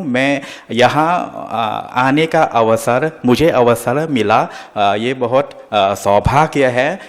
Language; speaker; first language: Hindi; non-native, fluent; Thai